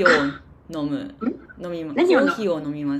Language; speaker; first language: Japanese; non-native, learner; English